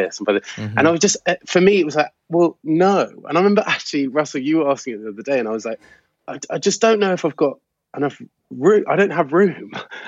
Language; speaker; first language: English; native; English